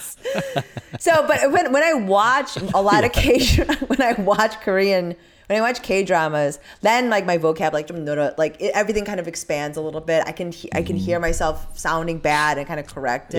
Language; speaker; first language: English; early bilingual, other home language; Korean